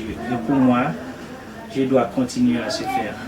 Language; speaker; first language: French; non-native, local second language; Haitian Creole